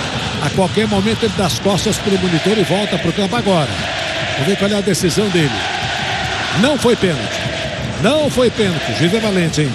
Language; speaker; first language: Portuguese; native; Portuguese